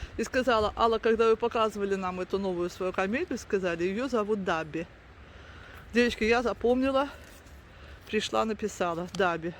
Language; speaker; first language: Russian; native; Russian